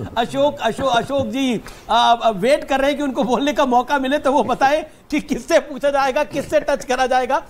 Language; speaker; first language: Hindi; native; Hindi